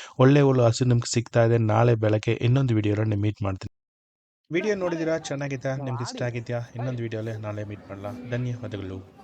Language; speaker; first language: Kannada; non-native, local second language; Tamil